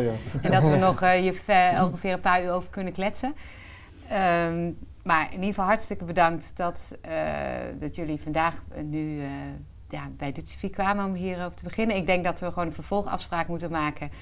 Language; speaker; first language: Dutch; native; Dutch